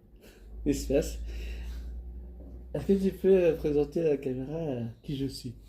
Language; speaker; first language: French; native; French